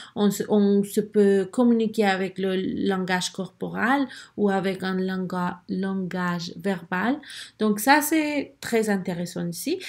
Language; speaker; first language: French; non-native, learner; Spanish